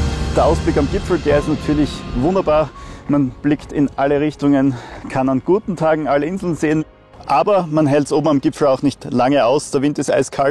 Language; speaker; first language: German; native; German